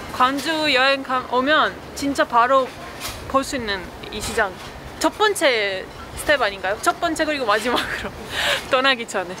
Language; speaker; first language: Korean; non-native, fluent; Italian